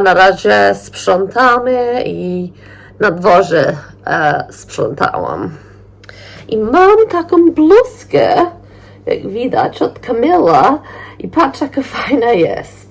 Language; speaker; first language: Polish; early bilingual, heritage; Polish